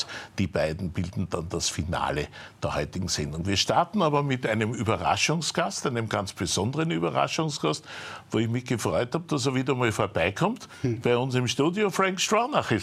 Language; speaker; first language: German; native; German